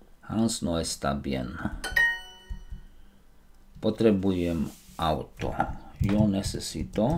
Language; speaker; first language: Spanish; non-native, fluent; Slovak